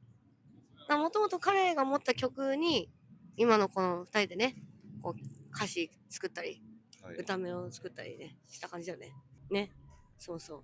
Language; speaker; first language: Japanese; native; Japanese